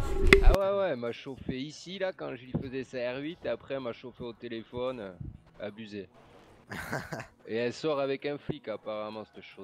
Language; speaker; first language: French; native; French